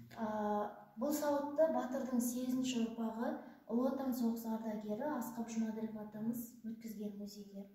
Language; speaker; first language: Kazakh; native; Kazakh